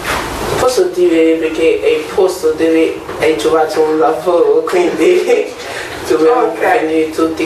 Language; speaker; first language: Italian; non-native, learner; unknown